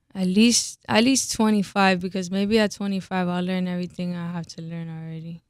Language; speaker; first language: English; early bilingual, other home language; Spanish